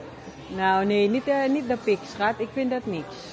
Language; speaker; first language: Dutch; non-native, learner; Cebuano